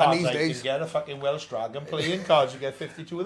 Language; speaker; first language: English; native; English